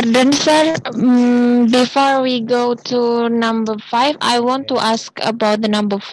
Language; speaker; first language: English; non-native, learner; Indonesian